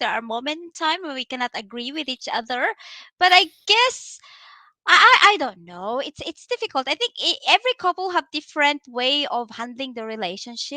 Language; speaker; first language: English; non-native, local second language; Filipino